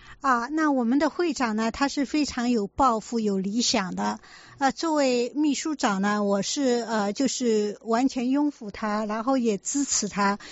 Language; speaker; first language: Chinese; native; Chinese